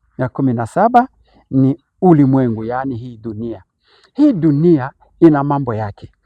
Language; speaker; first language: Swahili; native; Swahili